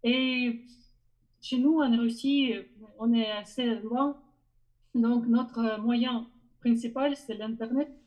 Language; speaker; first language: French; non-native, learner; Russian